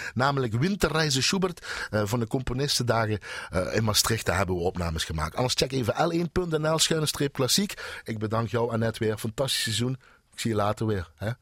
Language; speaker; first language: Dutch; native; Dutch